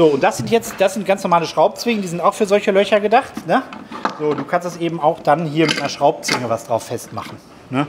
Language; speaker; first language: German; native; German